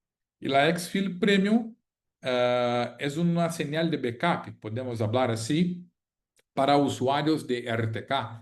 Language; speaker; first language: Spanish; non-native, fluent; Portuguese